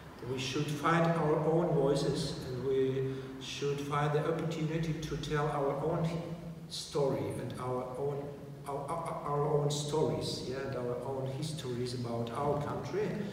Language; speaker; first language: English; non-native, fluent; Ukrainian